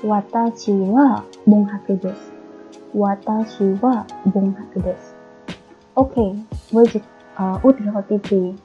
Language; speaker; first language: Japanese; non-native, fluent; Khmer